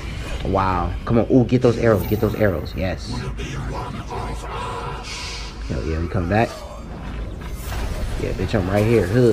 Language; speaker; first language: English; native; English